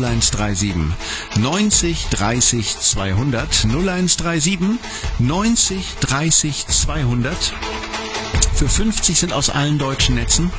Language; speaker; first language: German; native; German